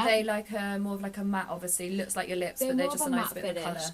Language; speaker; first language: English; native; English